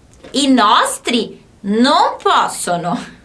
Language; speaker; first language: Italian; non-native, fluent; Portuguese